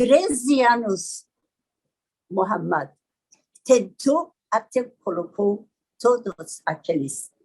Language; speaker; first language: Portuguese; non-native, learner; Persian